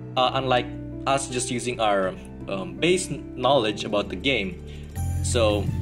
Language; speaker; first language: English; non-native, fluent; Indonesian